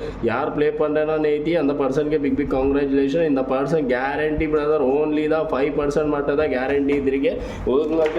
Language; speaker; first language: Tamil; non-native, local second language; Kannada